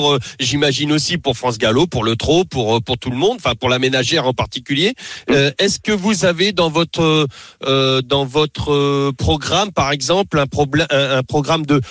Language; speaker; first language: French; native; French